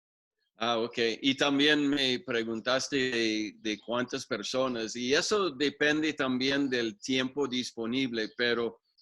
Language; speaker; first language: Spanish; non-native, fluent; English